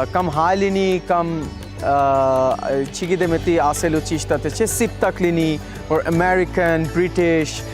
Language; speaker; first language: Armenian; non-native, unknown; Bangla